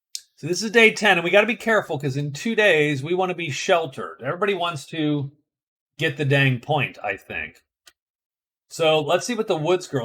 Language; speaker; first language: English; native; English